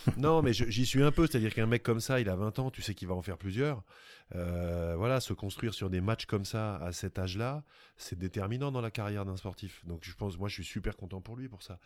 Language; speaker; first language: French; native; French